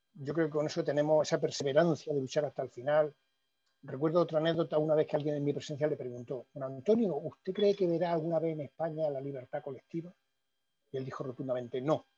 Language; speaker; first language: Spanish; native; Spanish